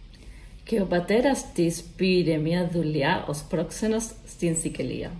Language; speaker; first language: Greek; non-native, learner; Spanish